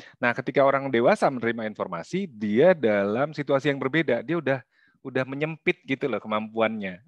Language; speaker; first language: Indonesian; native; Indonesian